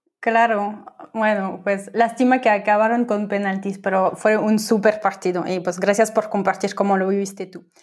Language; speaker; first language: Spanish; non-native, fluent; French